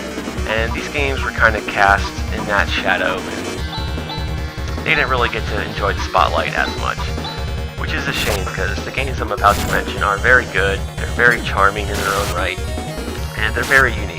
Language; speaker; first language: English; native; English